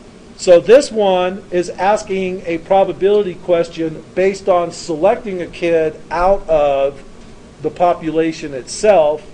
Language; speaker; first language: English; native; English